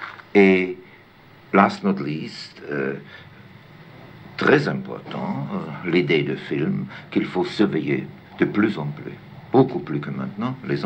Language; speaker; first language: French; non-native, learner; German